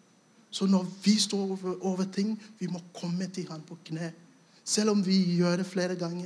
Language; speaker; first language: Norwegian; non-native, fluent; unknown